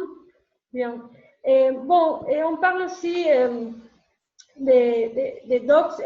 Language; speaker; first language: French; non-native, learner; Spanish